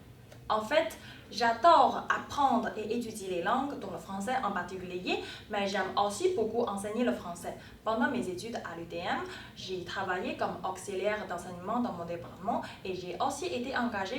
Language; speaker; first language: French; non-native, fluent; Chinese